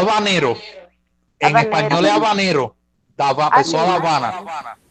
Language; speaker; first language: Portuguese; non-native, learner; Spanish